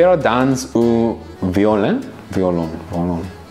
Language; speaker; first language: French; non-native, learner; English